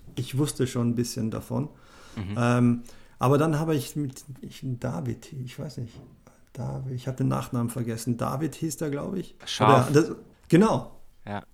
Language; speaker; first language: German; native; German